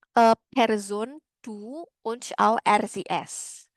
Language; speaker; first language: German; non-native, learner; Indonesian